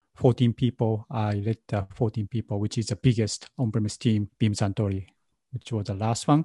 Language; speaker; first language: English; non-native, learner; Japanese